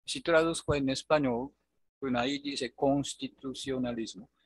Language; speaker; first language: Spanish; non-native, fluent; Japanese